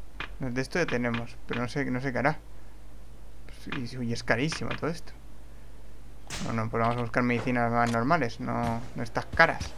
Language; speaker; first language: Spanish; native; Spanish